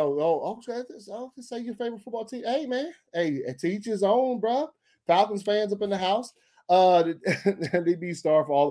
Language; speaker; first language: English; native; English